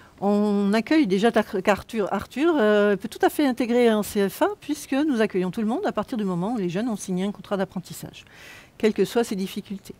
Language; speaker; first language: French; native; French